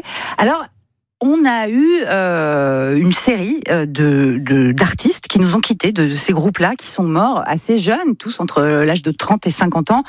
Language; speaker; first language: French; native; French